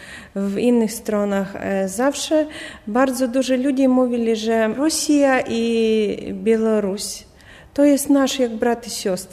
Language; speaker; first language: Polish; non-native, learner; Ukrainian